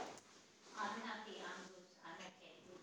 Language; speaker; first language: English; non-native, learner; Turkish